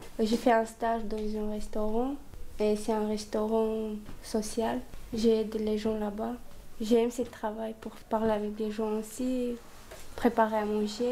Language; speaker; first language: French; early bilingual, other home language; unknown